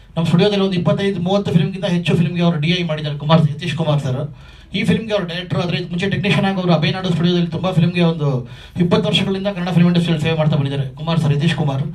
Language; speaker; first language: Kannada; native; Kannada